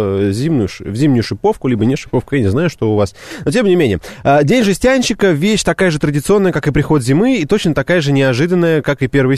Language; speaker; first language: Russian; native; Russian